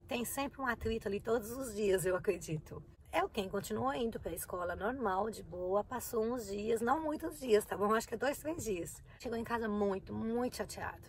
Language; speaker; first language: Portuguese; native; Portuguese